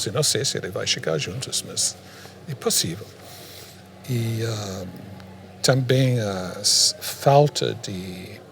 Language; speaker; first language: Portuguese; non-native, fluent; English